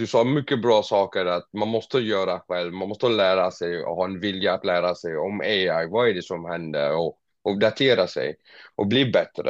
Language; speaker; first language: Swedish; non-native, fluent; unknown